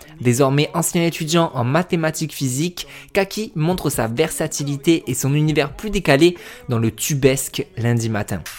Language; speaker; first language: French; native; French